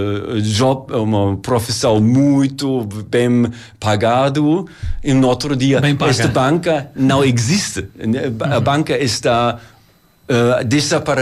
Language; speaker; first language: Portuguese; non-native, learner; German